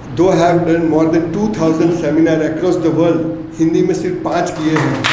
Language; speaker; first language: Hindi; non-native, local second language; Gujarati